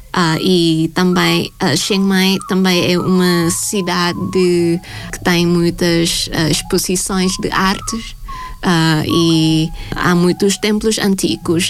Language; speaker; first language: Portuguese; non-native, fluent; Thai